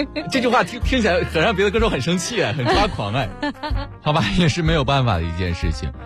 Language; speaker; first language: Chinese; native; Chinese